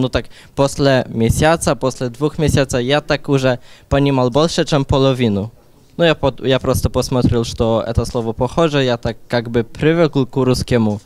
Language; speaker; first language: Russian; non-native, learner; Polish